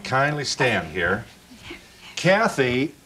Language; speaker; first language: English; native; English